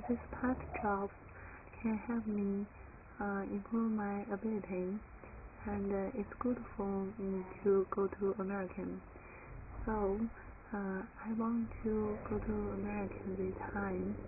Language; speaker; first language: English; non-native, learner; Chinese